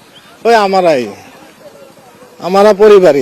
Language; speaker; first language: Hindi; non-native, learner; Bangla